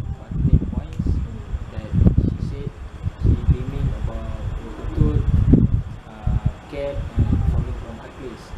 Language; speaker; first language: English; non-native, learner; Malay